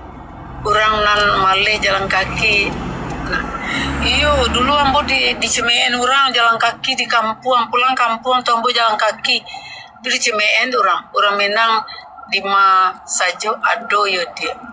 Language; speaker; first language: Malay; non-native, local second language; Minangkabau